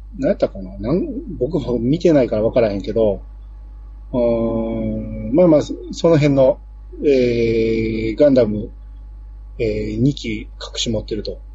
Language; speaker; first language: Japanese; native; Japanese